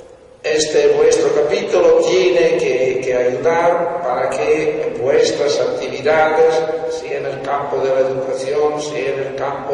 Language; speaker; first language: Spanish; non-native, fluent; Italian